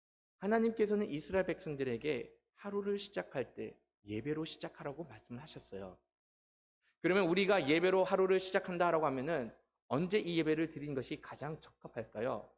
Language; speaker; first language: Korean; native; Korean